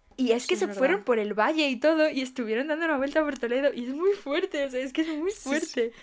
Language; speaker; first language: Spanish; native; Spanish